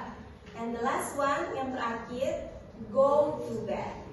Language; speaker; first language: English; non-native, learner; Indonesian